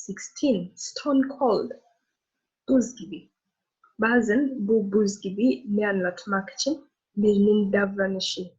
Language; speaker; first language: Turkish; non-native, learner; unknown